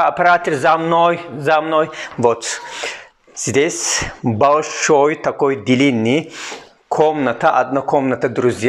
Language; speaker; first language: Russian; non-native, fluent; Turkish